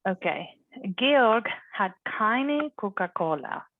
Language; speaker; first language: German; non-native, learner; English